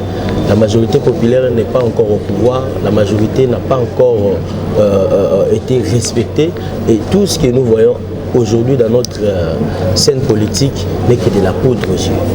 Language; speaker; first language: French; non-native, local second language; Lingala